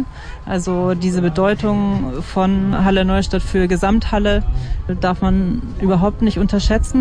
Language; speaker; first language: German; native; German